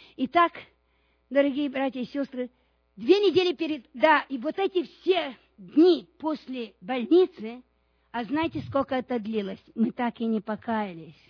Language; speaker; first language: Russian; non-native, local second language; Romanian